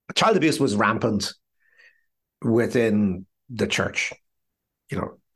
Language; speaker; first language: English; native; English